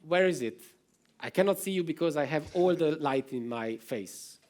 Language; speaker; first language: English; non-native, fluent; Romanian